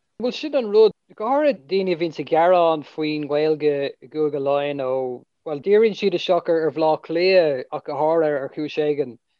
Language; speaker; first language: Irish; non-native, local second language; English